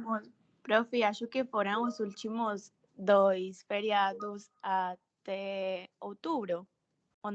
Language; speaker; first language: Portuguese; non-native, fluent; Spanish